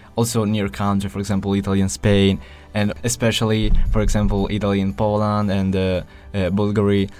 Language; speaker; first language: English; non-native, fluent; Italian